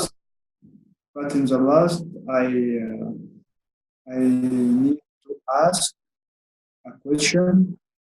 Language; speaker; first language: English; non-native, learner; Arabic